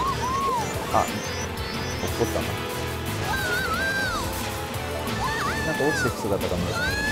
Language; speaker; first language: Japanese; native; Japanese